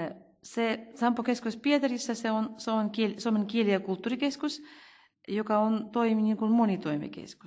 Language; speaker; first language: Finnish; non-native, fluent; Russian